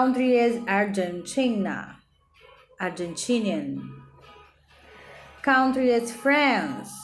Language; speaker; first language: English; non-native, learner; Portuguese